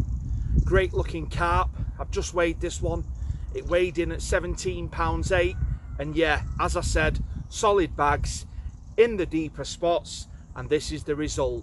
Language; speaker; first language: English; native; English